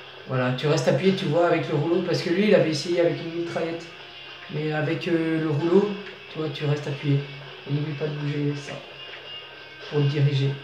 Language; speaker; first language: French; native; French